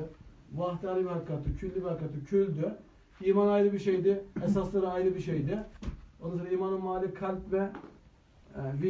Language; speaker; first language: Turkish; native; Turkish